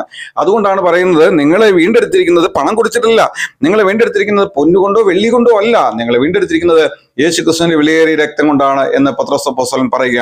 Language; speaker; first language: Malayalam; native; Malayalam